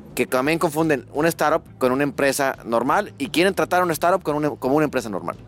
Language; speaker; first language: Spanish; native; Spanish